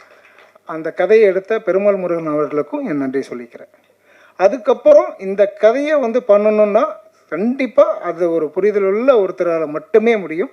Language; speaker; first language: Tamil; native; Tamil